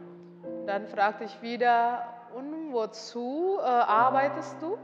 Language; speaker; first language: German; non-native, learner; Indonesian